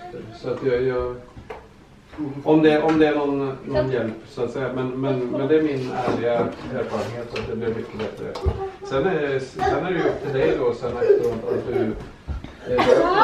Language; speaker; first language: Swedish; native; Swedish